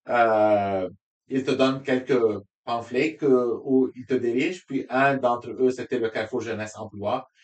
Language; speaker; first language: French; non-native, local second language; Arabic